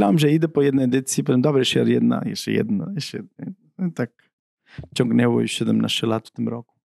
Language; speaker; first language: Polish; non-native, fluent; Italian